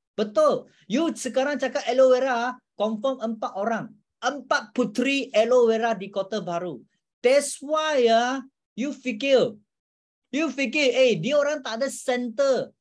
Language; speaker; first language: Malay; non-native, local second language; Chinese